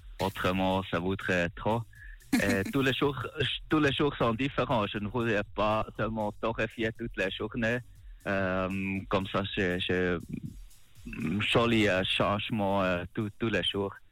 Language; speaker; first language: French; non-native, learner; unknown